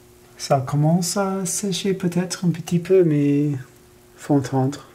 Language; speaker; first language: French; non-native, learner; English